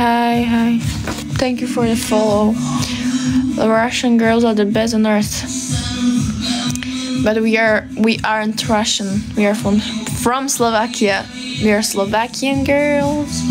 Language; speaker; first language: English; non-native, learner; Slovak